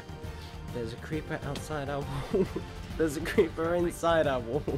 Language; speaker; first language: English; native; English